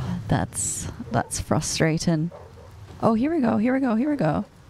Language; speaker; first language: English; native; English